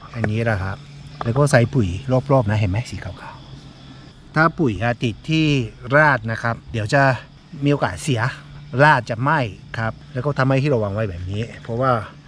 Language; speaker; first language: Thai; non-native, fluent; Japanese